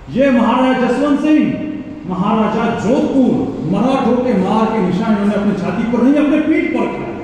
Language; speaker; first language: Hindi; non-native, local second language; Marathi